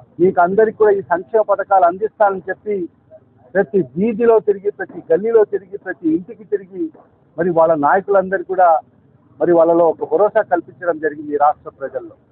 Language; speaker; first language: Telugu; native; Telugu